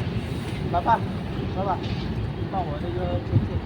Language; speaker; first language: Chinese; non-native, learner; Filipino